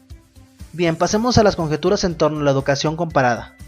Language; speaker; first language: Spanish; native; Spanish